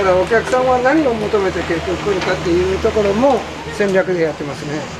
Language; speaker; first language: Japanese; native; Japanese